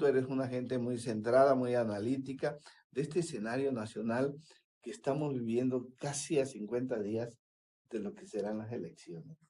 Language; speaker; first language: Spanish; native; Spanish